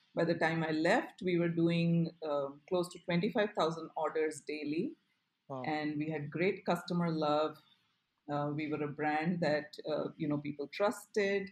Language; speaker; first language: English; non-native, local second language; Gujarati